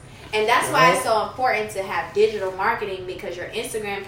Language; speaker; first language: English; native; English